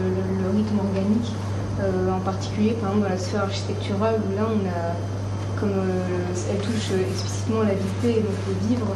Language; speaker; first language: French; native; French